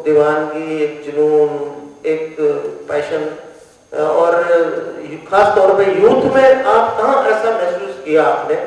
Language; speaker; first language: Hindi; native; Hindi